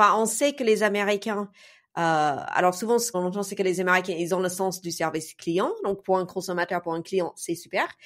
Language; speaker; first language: French; non-native, fluent; English